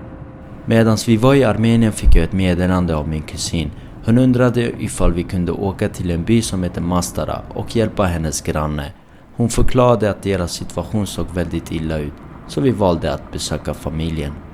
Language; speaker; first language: Swedish; early bilingual, other home language; Armenian